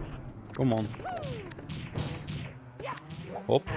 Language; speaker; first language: English; non-native, fluent; Dutch